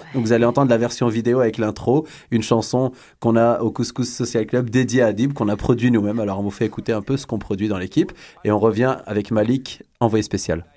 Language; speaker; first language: French; native; French